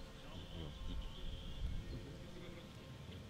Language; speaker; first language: Czech; non-native, learner; English